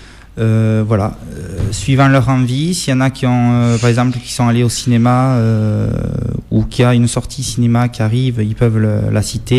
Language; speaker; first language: French; native; French